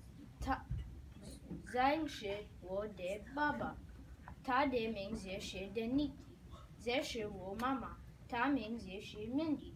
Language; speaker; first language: Chinese; non-native, learner; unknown